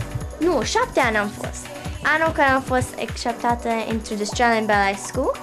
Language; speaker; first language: Romanian; early bilingual, heritage; Romanian